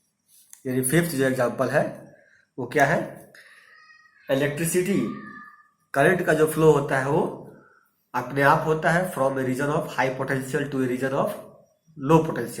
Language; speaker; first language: Hindi; native; Hindi